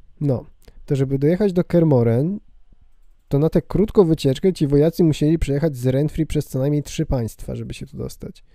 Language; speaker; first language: Polish; native; Polish